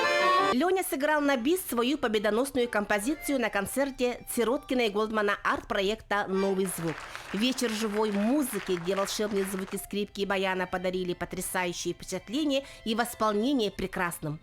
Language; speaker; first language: Russian; native; Russian